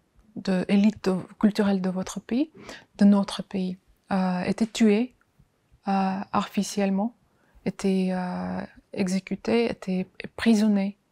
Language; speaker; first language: French; non-native, fluent; Ukrainian